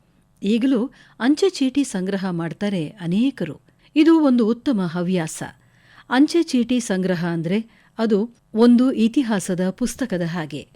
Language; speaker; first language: Kannada; native; Kannada